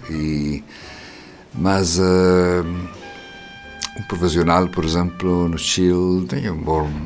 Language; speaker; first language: Portuguese; non-native, fluent; Spanish